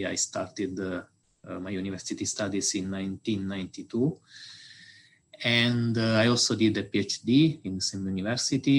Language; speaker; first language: English; non-native, fluent; Italian